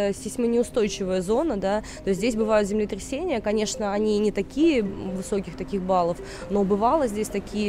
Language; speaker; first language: Russian; native; Russian